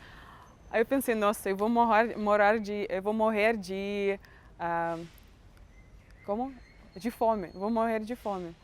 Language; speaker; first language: Portuguese; non-native, fluent; Russian